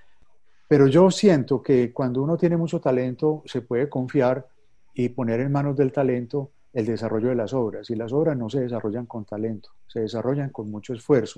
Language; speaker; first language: Spanish; native; Spanish